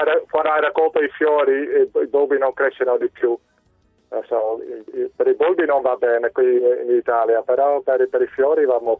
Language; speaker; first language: Italian; non-native, learner; Dutch